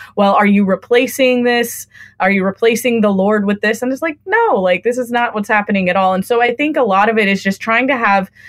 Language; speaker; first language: English; native; English